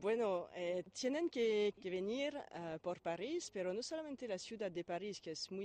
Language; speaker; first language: Spanish; non-native, fluent; French